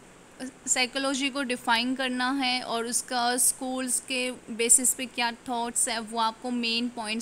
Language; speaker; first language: Hindi; native; Hindi